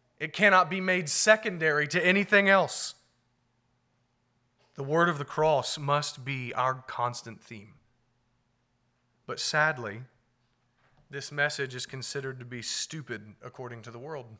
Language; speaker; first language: English; native; English